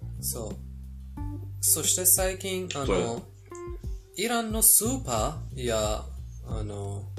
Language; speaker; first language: Japanese; non-native, fluent; Persian